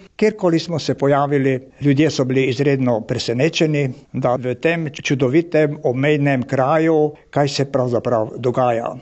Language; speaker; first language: Slovenian; native; Slovenian